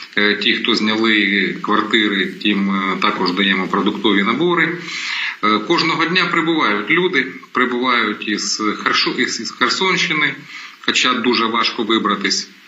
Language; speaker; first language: Ukrainian; non-native, local second language; Russian